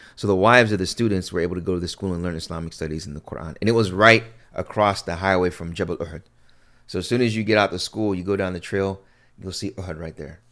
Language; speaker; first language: English; early bilingual, other home language; Akan